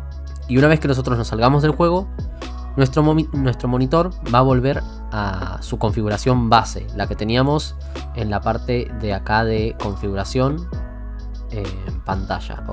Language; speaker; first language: Spanish; native; Spanish